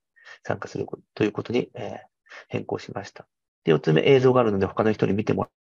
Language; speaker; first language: Japanese; native; Japanese